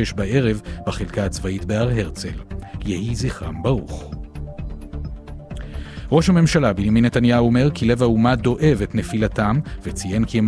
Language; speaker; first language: Hebrew; native; Hebrew